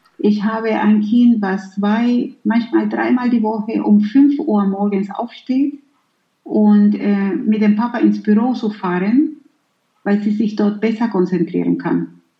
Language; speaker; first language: German; non-native, fluent; Spanish